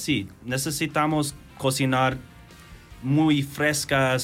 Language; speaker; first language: Spanish; non-native, learner; English